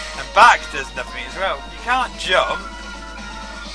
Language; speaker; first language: English; native; English